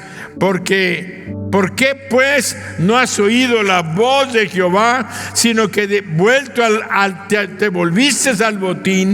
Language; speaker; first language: Spanish; native; Spanish